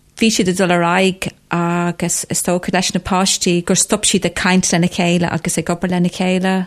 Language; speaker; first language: Irish; non-native, local second language; English